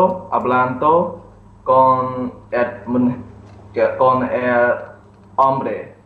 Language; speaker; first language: Spanish; non-native, learner; English